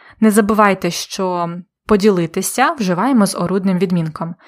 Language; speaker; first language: Ukrainian; native; Ukrainian